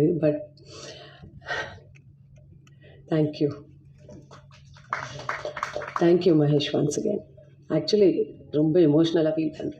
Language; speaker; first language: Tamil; non-native, fluent; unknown